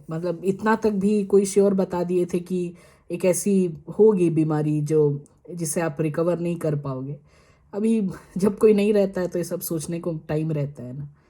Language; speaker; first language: Hindi; native; Hindi